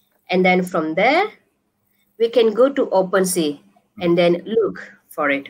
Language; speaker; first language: English; non-native, local second language; Tamil